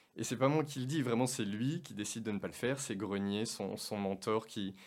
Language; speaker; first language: French; native; French